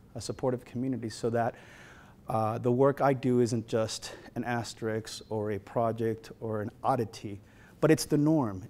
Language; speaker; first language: English; native; English